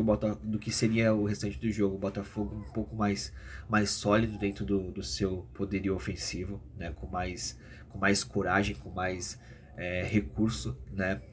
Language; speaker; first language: Portuguese; native; Portuguese